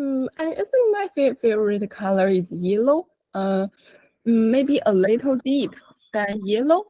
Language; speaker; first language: English; non-native, learner; Chinese